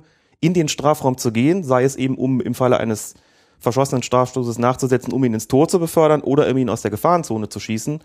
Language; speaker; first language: German; native; German